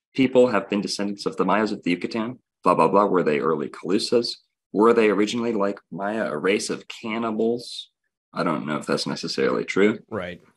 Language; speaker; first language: English; native; English